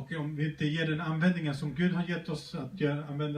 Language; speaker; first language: Swedish; early bilingual, other home language; Spanish